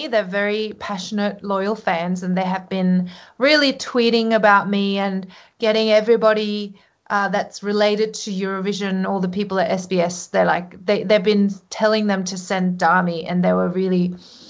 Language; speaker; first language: English; early bilingual, other home language; Korean